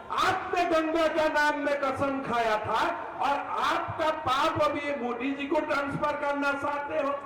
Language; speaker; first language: Hindi; non-native, local second language; Assamese